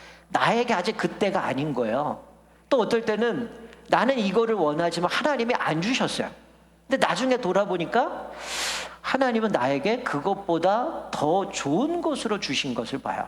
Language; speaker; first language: Korean; native; Korean